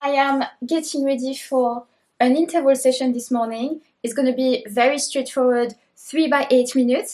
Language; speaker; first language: English; native; English